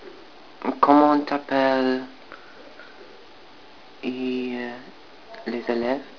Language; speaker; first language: French; non-native, learner; English